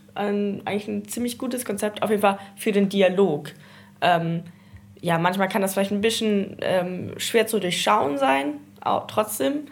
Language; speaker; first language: German; early bilingual, heritage; Danish